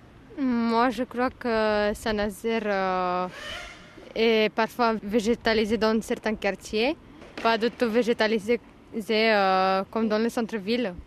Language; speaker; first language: French; non-native, learner; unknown